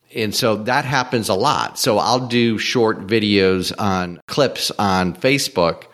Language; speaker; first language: English; native; English